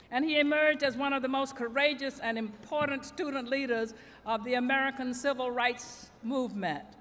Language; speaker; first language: English; native; English